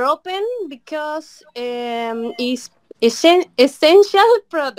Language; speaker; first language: English; non-native, learner; Spanish